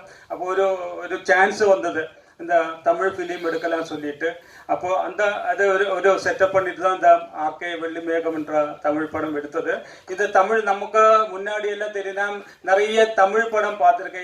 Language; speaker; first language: Tamil; non-native, local second language; Malayalam